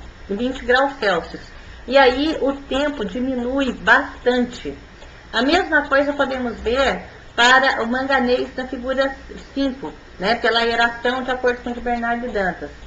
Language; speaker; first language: Portuguese; native; Portuguese